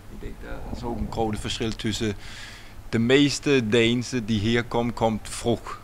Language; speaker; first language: Dutch; non-native, learner; Danish